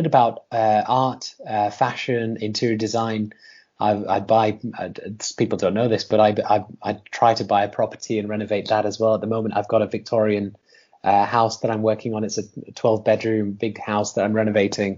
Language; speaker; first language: English; native; English